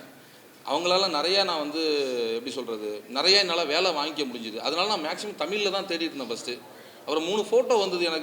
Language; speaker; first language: Tamil; native; Tamil